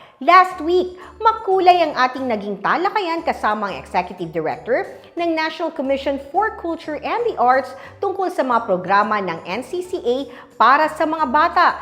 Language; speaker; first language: Filipino; native; Filipino